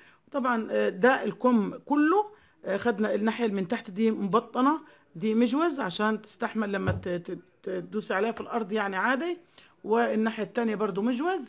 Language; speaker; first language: Arabic; native; Arabic